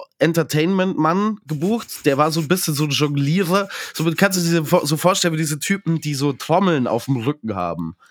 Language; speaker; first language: German; native; German